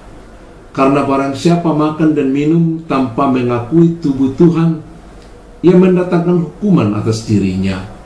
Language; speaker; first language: Indonesian; native; Indonesian